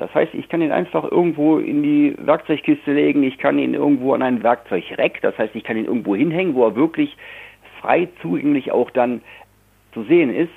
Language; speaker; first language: German; native; German